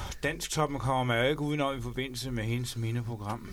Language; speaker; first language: Danish; native; Danish